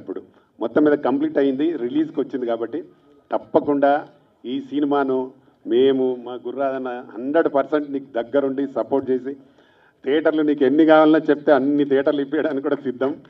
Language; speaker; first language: Telugu; native; Telugu